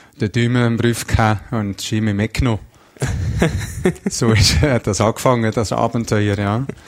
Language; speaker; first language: German; non-native, local second language; Dutch